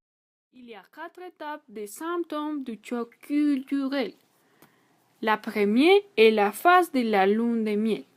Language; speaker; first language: French; non-native, learner; Spanish